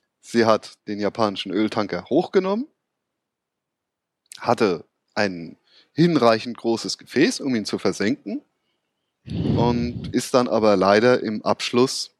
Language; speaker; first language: German; native; German